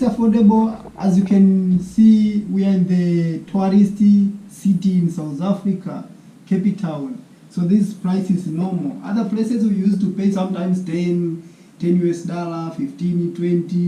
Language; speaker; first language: English; non-native, local second language; Swahili